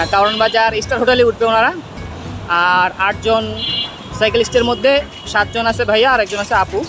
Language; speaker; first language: Bangla; native; Bangla